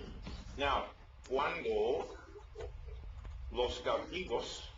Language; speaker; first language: Spanish; non-native, learner; English